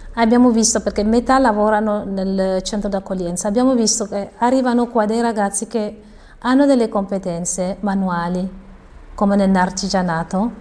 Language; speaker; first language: Italian; non-native, fluent; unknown